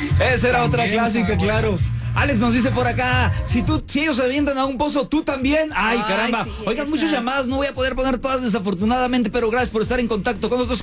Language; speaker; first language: Spanish; native; Spanish